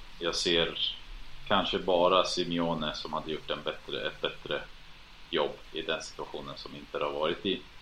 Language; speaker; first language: Swedish; early bilingual, other home language; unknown